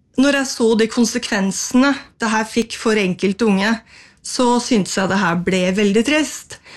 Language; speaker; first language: Norwegian; native; Norwegian